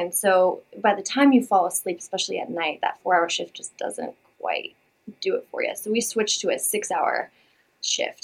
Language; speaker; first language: English; native; English